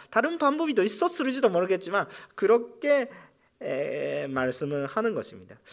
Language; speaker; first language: Korean; non-native, fluent; Japanese